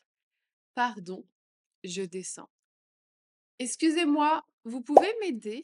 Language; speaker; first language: French; native; French